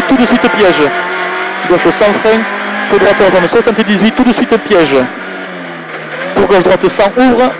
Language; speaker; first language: French; native; French